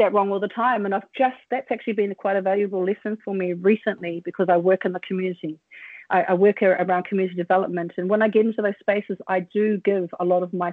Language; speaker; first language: English; native; English